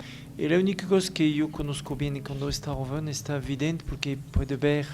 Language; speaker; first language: Spanish; non-native, learner; French